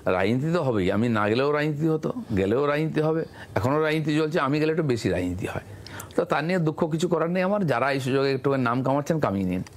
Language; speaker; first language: Bangla; native; Bangla